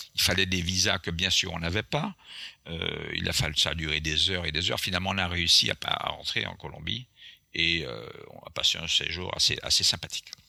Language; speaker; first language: French; non-native, local second language; Guadeloupean Creole French